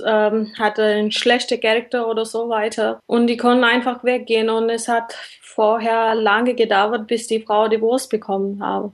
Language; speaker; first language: German; non-native, learner; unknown